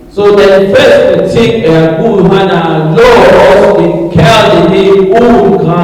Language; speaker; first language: Danish; early bilingual, other home language; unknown